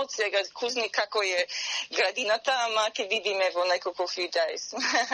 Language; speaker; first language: Macedonian; early bilingual, heritage; Macedonian